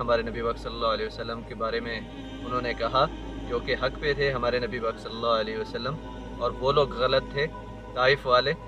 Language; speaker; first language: Urdu; native; Urdu